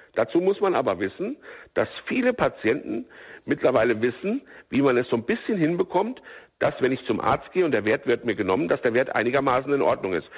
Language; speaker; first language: German; native; German